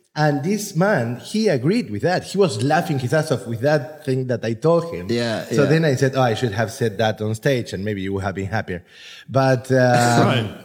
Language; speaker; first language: English; non-native, fluent; Spanish